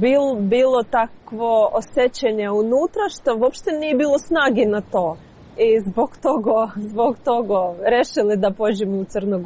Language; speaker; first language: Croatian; non-native, learner; Ukrainian